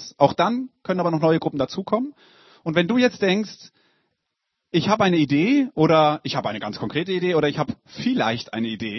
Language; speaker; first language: German; native; German